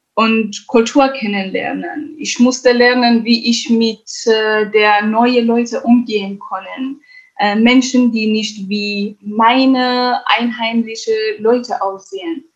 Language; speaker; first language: German; non-native, fluent; Kurdish